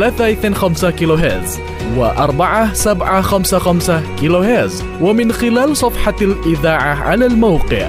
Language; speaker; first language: Arabic; non-native, fluent; Indonesian